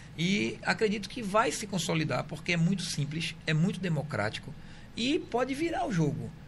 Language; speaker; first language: Portuguese; native; Portuguese